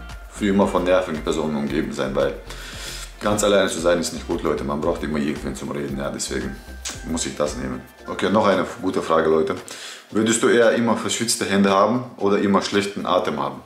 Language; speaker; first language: German; early bilingual, other home language; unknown